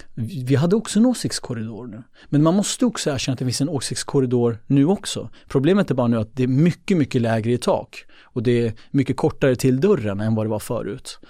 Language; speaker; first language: Swedish; early bilingual, other home language; Kurdish